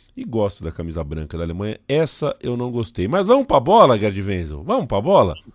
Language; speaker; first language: Portuguese; native; Portuguese